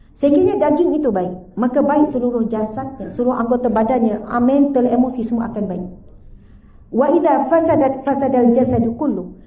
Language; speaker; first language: Malay; native; Malay